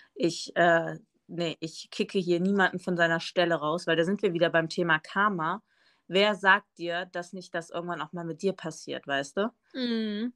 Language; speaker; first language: German; early bilingual, other home language; Spanish